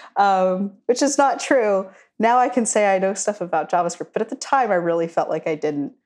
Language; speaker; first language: English; native; English